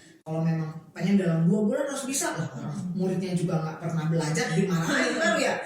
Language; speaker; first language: Indonesian; native; Indonesian